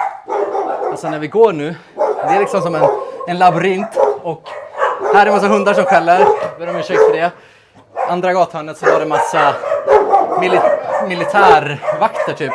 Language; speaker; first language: Swedish; native; Swedish